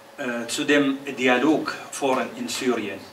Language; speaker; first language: German; non-native, fluent; Arabic